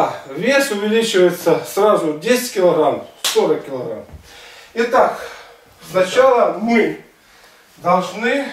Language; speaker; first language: Russian; native; Russian